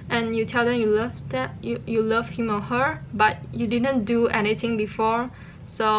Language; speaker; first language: English; non-native, local second language; Chinese